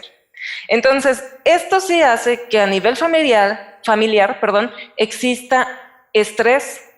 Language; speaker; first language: Spanish; native; Spanish